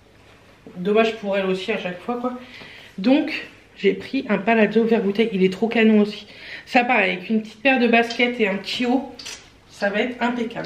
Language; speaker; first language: French; native; French